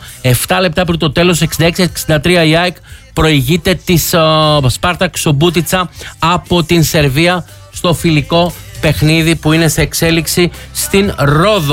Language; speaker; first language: Greek; native; Greek